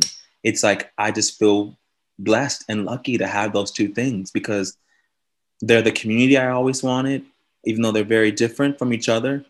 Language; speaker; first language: English; native; English